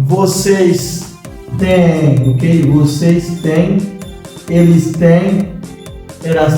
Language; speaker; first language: Portuguese; non-native, learner; Haitian Creole